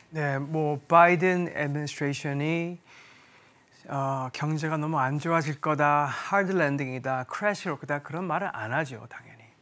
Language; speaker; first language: Korean; early bilingual, heritage; Korean